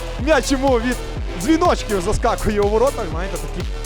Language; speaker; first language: Ukrainian; native; Ukrainian